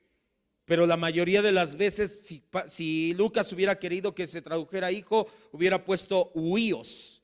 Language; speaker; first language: Spanish; native; Spanish